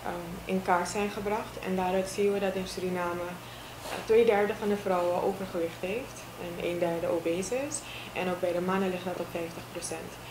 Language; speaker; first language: Dutch; native; Dutch